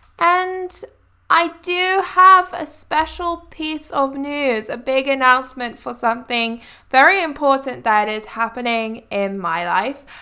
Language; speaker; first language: English; native; English